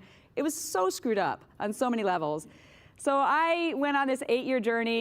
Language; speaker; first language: English; native; English